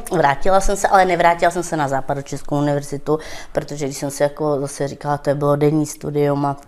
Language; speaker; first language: Czech; non-native, local second language; Romany